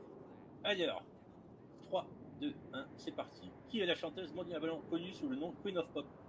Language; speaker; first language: French; native; French